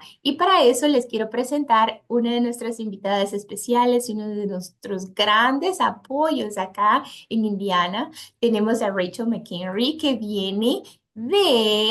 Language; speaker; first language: Spanish; native; Spanish